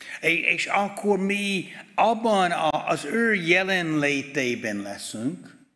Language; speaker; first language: Hungarian; non-native, fluent; English